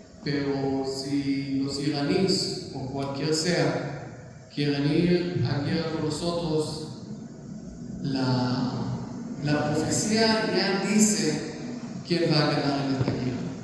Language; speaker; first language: Spanish; non-native, fluent; Hebrew